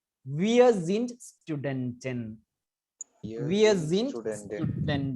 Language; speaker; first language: German; non-native, learner; Malayalam